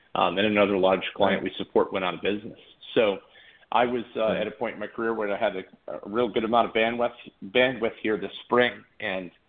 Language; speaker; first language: English; native; English